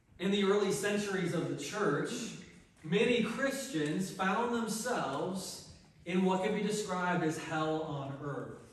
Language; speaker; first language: English; native; English